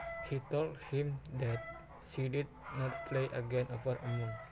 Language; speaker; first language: English; non-native, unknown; Indonesian